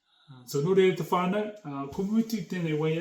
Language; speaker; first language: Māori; non-native, local second language; English